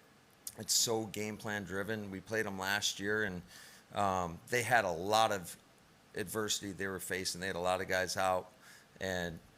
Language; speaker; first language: English; native; English